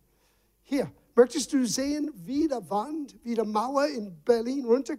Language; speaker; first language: German; non-native, fluent; English